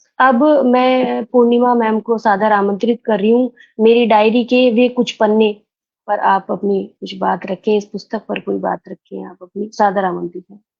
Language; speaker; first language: Hindi; native; Hindi